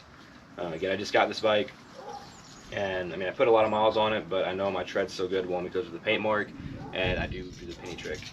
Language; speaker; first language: English; native; English